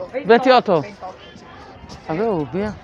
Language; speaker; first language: Italian; non-native, learner; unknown